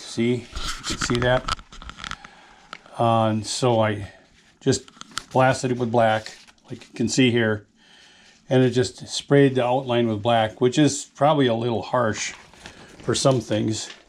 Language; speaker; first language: English; native; English